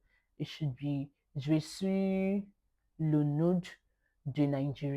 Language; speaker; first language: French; non-native, learner; Yoruba